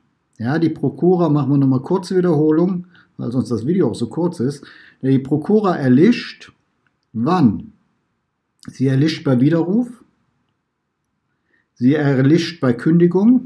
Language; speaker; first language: German; native; German